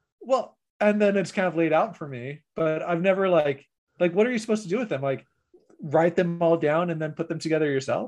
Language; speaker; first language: English; native; English